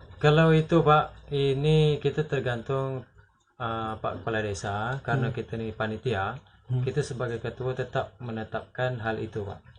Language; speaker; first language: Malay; native; Malay